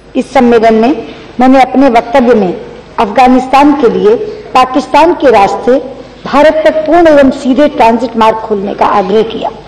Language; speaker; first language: Hindi; native; Hindi